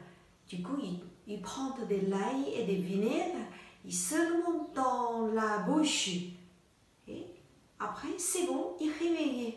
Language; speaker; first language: French; non-native, learner; Chinese